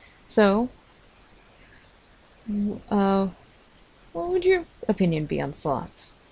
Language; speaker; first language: English; native; English